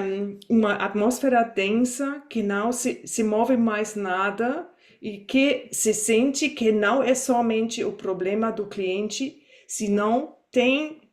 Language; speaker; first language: Portuguese; non-native, fluent; German